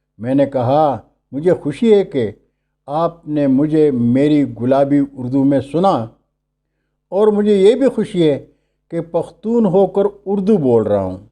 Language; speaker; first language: Urdu; non-native, local second language; Pashto